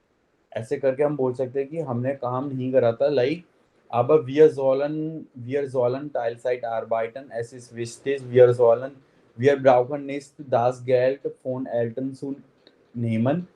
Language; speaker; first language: German; non-native, fluent; Hindi